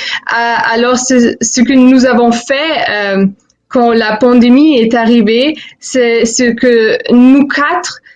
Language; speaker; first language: French; non-native, fluent; German